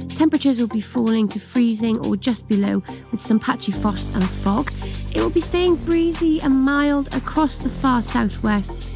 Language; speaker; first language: English; native; English